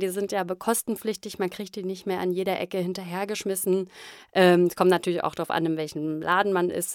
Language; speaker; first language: German; native; German